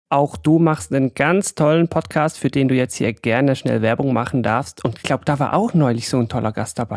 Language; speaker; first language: German; native; German